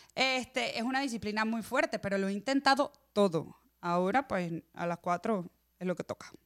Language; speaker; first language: Spanish; native; Spanish